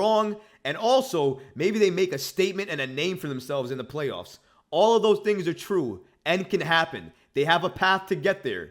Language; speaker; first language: English; native; English